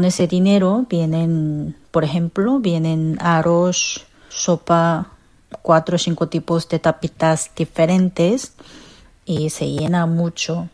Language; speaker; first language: Spanish; non-native, learner; Korean